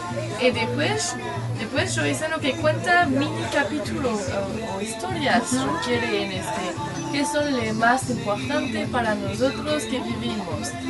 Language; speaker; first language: Spanish; non-native, learner; French